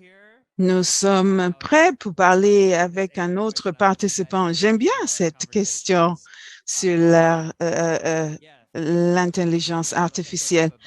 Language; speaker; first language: French; non-native, fluent; English